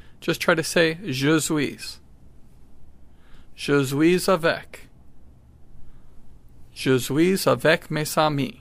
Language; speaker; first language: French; non-native, learner; English